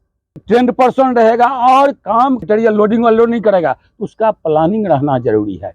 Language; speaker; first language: Hindi; native; Hindi